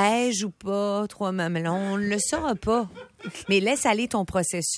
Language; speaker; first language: French; native; French